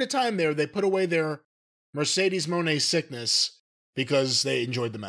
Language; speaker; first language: English; native; English